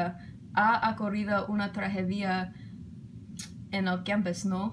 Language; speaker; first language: Spanish; non-native, learner; English